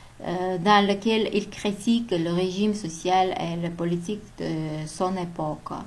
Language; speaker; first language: French; non-native, learner; Uzbek